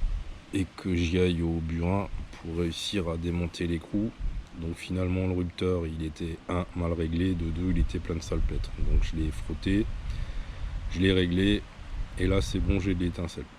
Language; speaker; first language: French; native; French